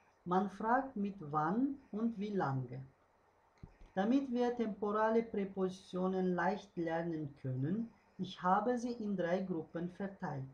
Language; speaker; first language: German; non-native, fluent; Uzbek